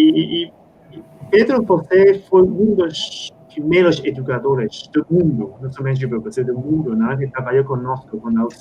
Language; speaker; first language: Portuguese; non-native, fluent; Spanish